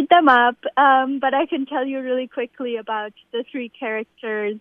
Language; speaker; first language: English; non-native, local second language; Bangla